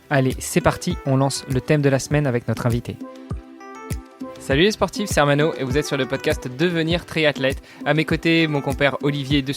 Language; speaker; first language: French; native; French